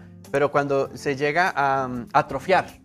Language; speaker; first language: Spanish; native; Spanish